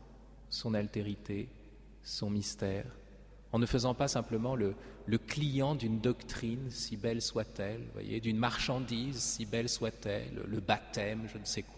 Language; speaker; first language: French; native; French